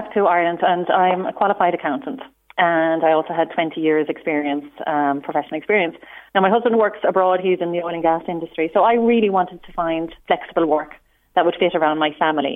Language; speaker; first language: English; native; English